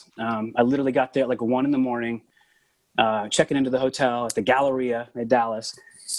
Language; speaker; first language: English; native; English